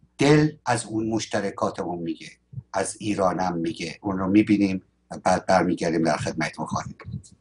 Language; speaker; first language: Persian; native; Persian